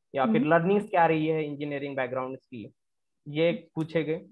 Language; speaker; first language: Hindi; non-native, local second language; Marathi